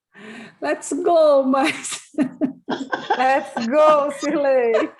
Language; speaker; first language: English; non-native, learner; Portuguese